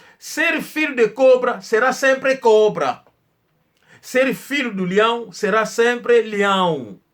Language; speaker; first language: Portuguese; non-native, local second language; Kongo